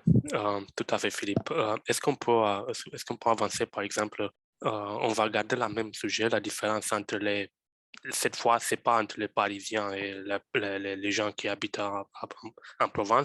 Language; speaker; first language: French; non-native, fluent; Romanian